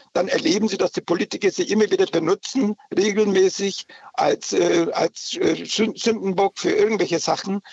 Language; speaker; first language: German; early bilingual, other home language; Turkish